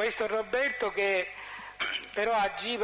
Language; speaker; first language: Italian; native; Italian